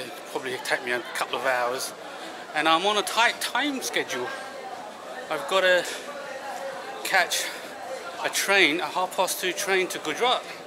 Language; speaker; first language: English; native; English